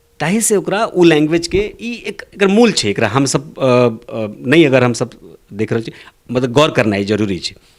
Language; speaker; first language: Maithili; non-native, local second language; Bhojpuri